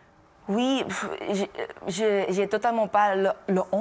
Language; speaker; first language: French; non-native, local second language; Dutch